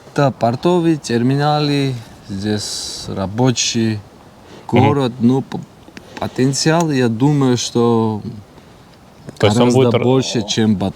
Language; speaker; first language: Russian; non-native, learner; Georgian